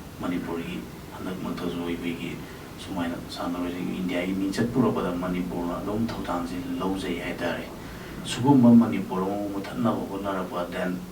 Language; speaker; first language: Manipuri; native; Manipuri